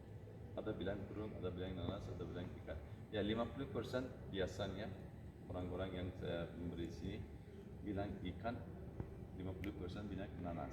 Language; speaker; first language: Indonesian; non-native, learner; Turkish